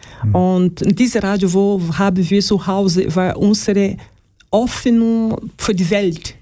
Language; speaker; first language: German; non-native, learner; Portuguese